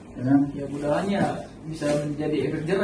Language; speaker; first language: Indonesian; native; Indonesian